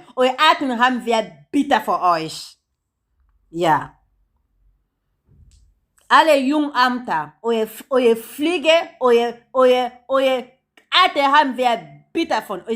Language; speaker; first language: German; non-native, learner; Lingala